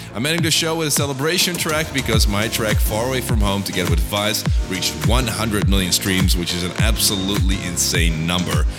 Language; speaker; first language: English; non-native, fluent; Dutch